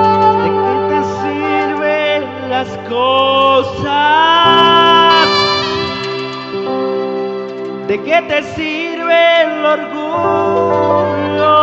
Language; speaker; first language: Spanish; non-native, local second language; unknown